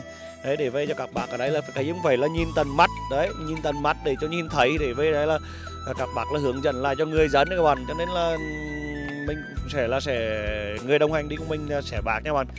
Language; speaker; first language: Vietnamese; native; Vietnamese